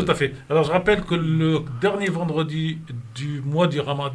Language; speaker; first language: French; native; French